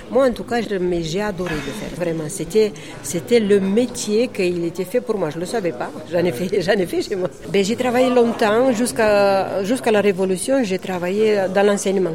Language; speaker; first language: French; non-native, fluent; Romanian